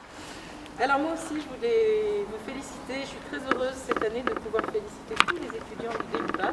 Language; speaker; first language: French; native; French